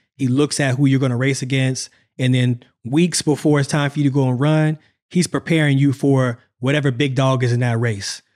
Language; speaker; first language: English; native; English